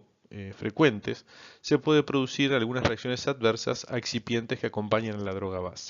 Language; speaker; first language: Spanish; native; Spanish